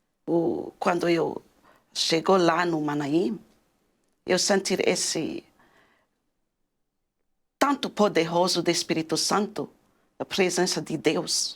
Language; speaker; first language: Portuguese; non-native, learner; Malagasy